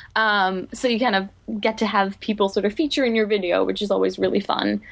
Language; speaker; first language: English; non-native, fluent; Dutch